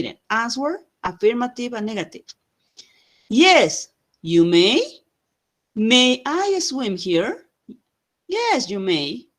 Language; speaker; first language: English; non-native, fluent; Spanish